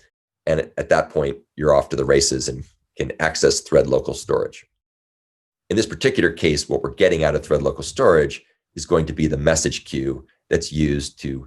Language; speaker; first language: English; native; English